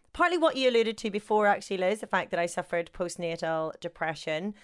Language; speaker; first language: English; native; English